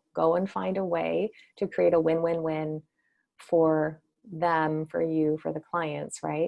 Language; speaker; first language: English; native; English